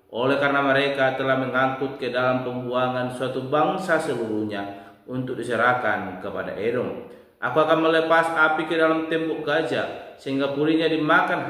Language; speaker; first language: Indonesian; native; Indonesian